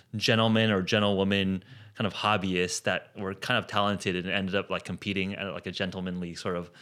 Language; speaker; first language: English; native; English